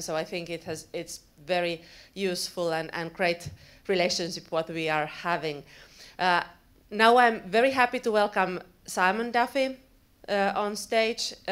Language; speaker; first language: English; non-native, fluent; Finnish